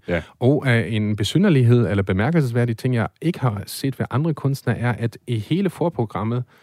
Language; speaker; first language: Danish; non-native, fluent; German